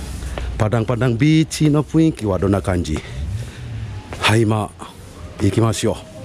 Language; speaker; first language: Japanese; non-native, fluent; Indonesian